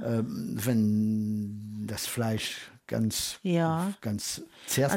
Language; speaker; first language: German; non-native, fluent; French